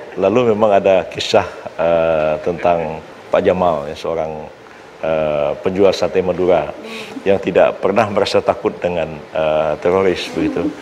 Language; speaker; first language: Indonesian; native; Indonesian